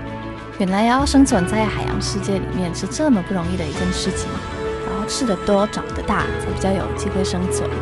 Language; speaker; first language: Chinese; non-native, fluent; Polish